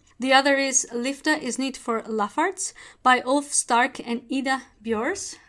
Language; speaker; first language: English; non-native, fluent; Portuguese